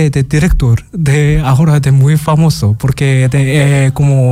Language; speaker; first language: Spanish; non-native, learner; Korean